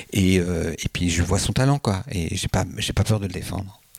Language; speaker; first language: French; native; French